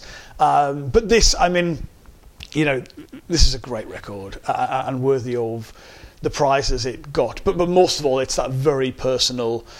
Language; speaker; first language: English; native; English